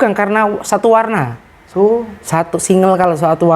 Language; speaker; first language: Malay; native; Malay